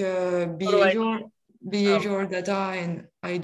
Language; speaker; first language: English; non-native, fluent; French